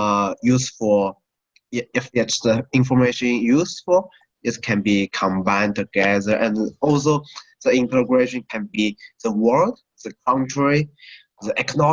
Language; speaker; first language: English; non-native, learner; Chinese